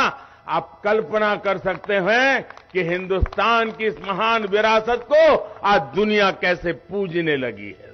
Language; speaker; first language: Hindi; non-native, local second language; Gujarati